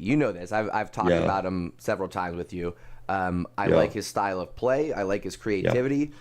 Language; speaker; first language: English; native; English